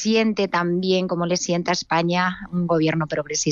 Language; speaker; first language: Spanish; native; Spanish